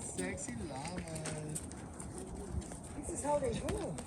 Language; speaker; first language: English; non-native, learner; Spanish